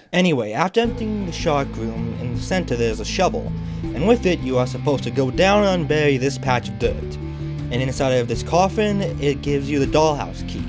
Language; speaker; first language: English; native; English